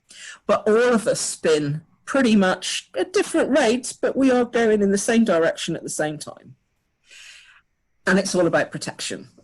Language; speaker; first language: English; native; English